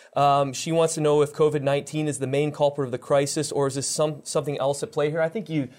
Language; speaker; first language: English; native; English